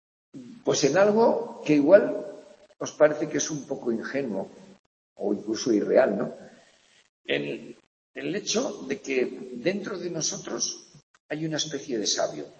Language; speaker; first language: Spanish; native; Spanish